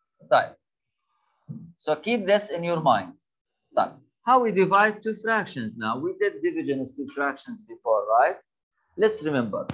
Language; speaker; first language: English; non-native, fluent; Arabic